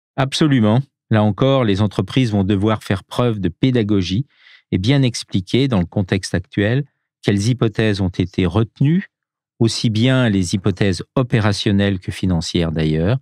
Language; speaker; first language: French; native; French